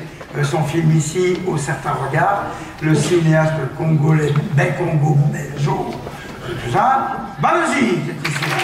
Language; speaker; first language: French; native; French